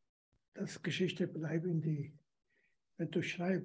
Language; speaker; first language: German; non-native, learner; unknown